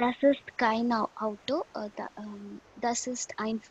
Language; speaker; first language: German; non-native, learner; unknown